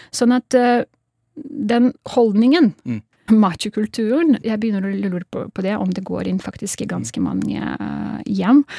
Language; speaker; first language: Norwegian; non-native, fluent; Russian